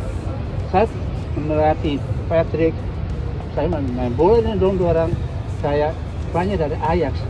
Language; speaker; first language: Indonesian; non-native, learner; Dutch